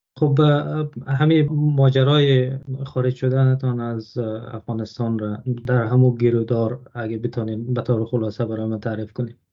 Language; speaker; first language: Persian; native; Persian